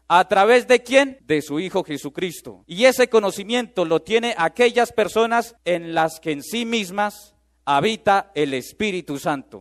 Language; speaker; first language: Spanish; native; Spanish